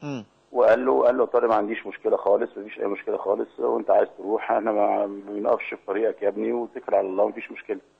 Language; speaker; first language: Arabic; native; Arabic